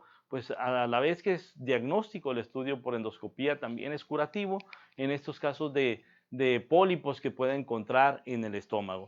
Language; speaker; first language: Spanish; native; Spanish